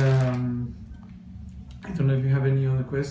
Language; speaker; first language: English; non-native, fluent; Spanish